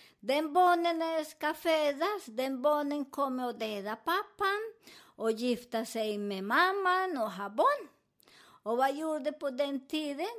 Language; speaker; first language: Swedish; non-native, learner; Spanish